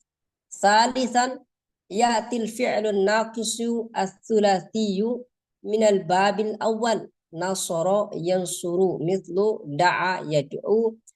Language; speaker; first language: Arabic; non-native, fluent; Indonesian